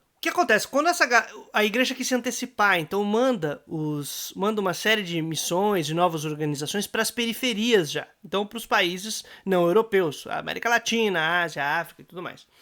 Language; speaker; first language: Portuguese; native; Portuguese